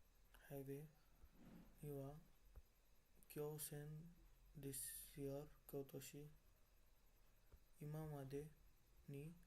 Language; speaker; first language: Japanese; non-native, learner; Marathi